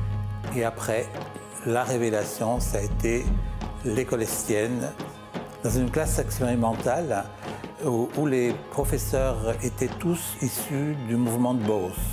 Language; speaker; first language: French; native; French